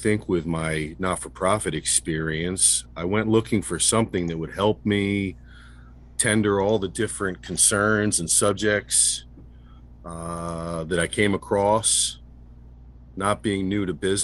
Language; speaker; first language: English; native; English